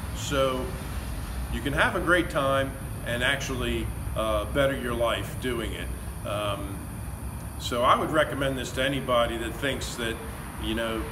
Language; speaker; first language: English; native; English